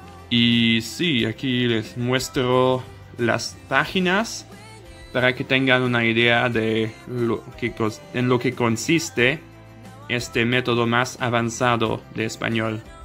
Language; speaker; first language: Spanish; non-native, learner; French